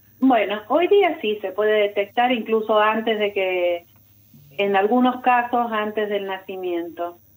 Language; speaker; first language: Spanish; non-native, fluent; Italian